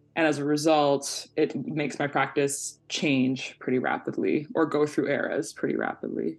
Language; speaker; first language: English; native; English